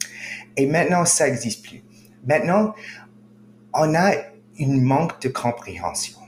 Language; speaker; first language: French; non-native, fluent; English